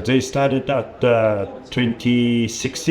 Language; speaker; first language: English; non-native, learner; Japanese